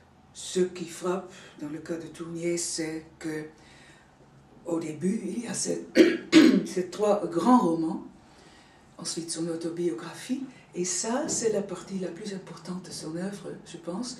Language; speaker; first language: French; non-native, fluent; Dutch